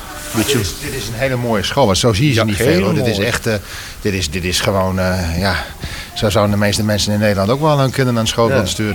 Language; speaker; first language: Dutch; native; Dutch